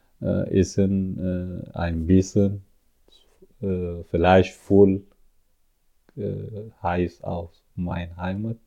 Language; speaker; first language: German; non-native, learner; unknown